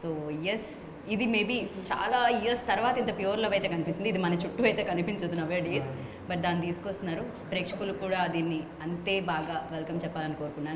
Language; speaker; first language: Telugu; native; Telugu